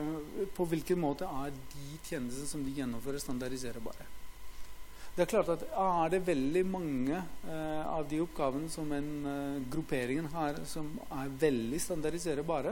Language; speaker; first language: Norwegian; non-native, fluent; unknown